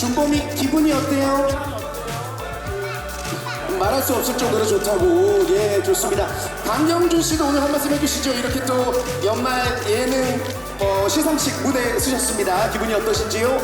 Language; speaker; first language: Korean; native; Korean